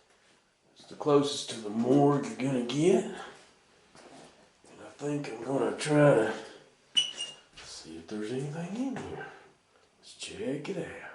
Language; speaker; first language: English; native; English